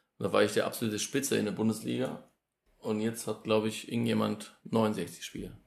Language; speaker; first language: German; early bilingual, other home language; Polish